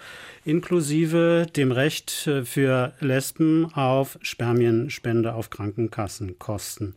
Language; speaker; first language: German; native; German